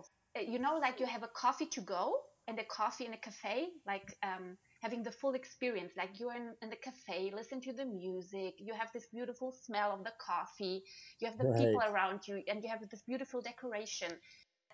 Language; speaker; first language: English; non-native, fluent; German